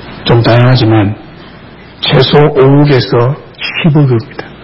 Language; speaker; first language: Korean; native; Korean